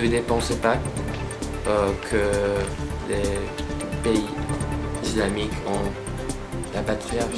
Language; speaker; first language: French; non-native, learner; English